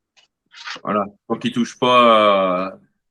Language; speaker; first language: French; native; French